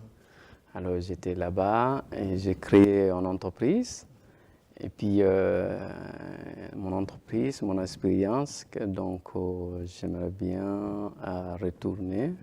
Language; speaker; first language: French; non-native, learner; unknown